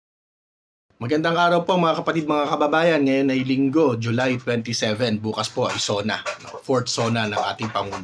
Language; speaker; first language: Filipino; native; Filipino